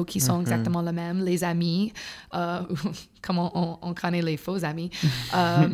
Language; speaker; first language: French; non-native, fluent; English